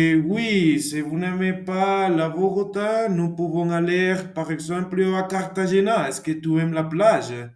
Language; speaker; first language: French; non-native, learner; Spanish